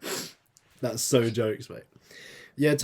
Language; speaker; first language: English; native; English